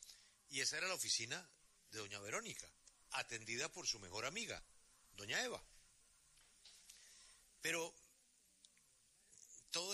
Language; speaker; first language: Spanish; native; Spanish